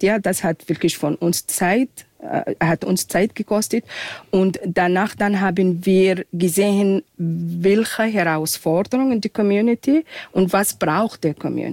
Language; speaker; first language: German; non-native, fluent; Arabic